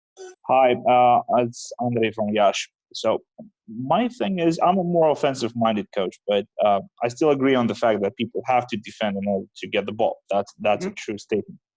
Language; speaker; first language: English; non-native, fluent; Romanian